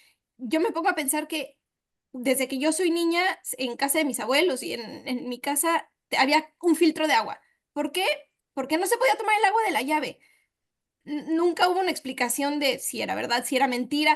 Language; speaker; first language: Spanish; native; Spanish